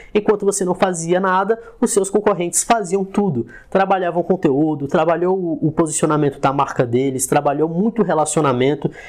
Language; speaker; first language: Portuguese; native; Portuguese